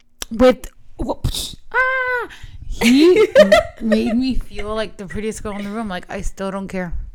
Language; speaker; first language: English; early bilingual, other home language; Spanish